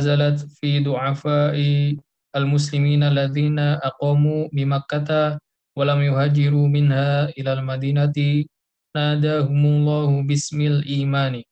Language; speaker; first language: Arabic; non-native, learner; Indonesian